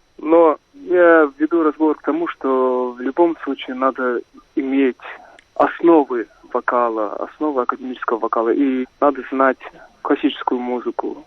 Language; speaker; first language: Russian; non-native, local second language; Kazakh